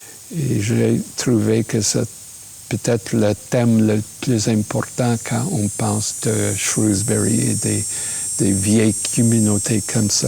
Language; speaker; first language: French; non-native, local second language; English